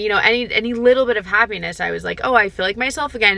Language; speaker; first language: English; native; English